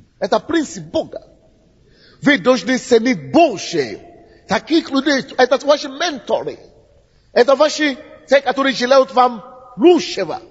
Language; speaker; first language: Russian; non-native, fluent; Yoruba